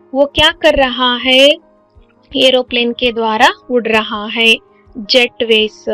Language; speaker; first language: Hindi; non-native, local second language; Kannada